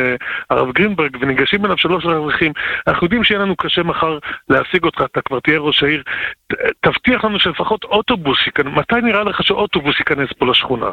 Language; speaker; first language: Hebrew; native; Hebrew